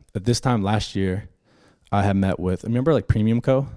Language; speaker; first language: English; native; English